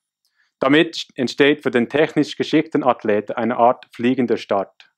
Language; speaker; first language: German; non-native, fluent; English